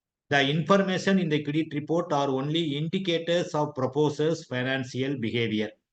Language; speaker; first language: English; non-native, local second language; Tamil